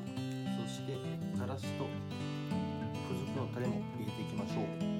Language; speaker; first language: Japanese; native; Japanese